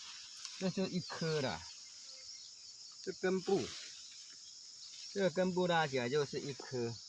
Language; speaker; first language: Chinese; non-native, local second language; Min Nan Chinese